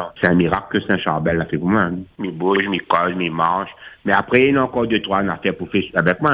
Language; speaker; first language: French; non-native, local second language; Réunion Creole French